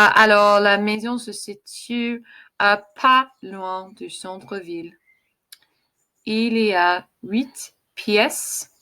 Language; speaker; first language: French; non-native, fluent; English